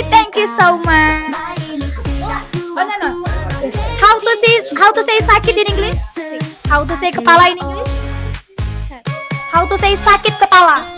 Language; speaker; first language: English; non-native, fluent; Indonesian